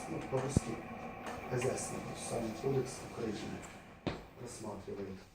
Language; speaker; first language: Russian; native; Russian